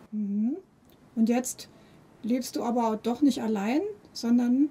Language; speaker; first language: German; native; German